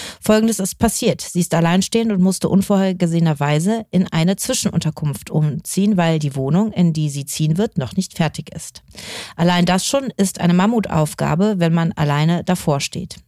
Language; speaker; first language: German; native; German